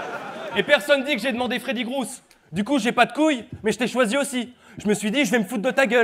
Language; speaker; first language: French; native; French